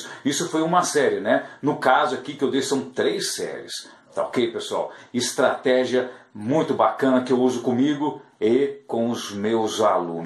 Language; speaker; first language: Portuguese; native; Portuguese